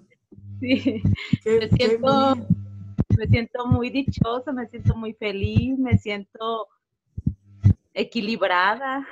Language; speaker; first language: Spanish; native; Spanish